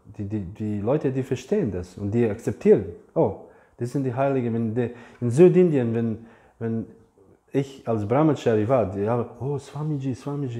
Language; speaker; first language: German; non-native, fluent; English